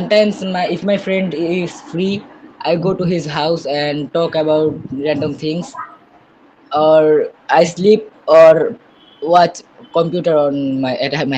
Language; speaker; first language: English; non-native, learner; Bangla